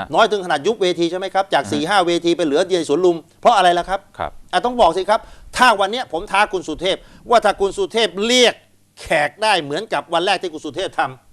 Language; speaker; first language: Thai; native; Thai